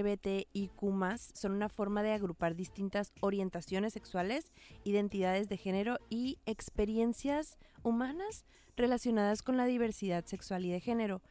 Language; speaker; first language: Spanish; native; Spanish